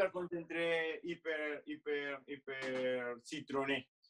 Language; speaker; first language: French; non-native, fluent; Spanish